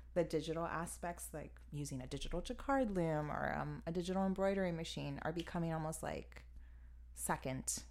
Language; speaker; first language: English; native; English